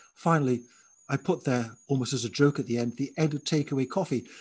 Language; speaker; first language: English; native; English